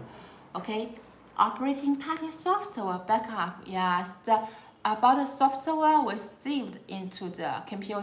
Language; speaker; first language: English; non-native, learner; Chinese